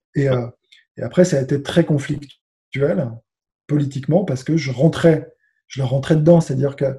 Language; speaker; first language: French; native; French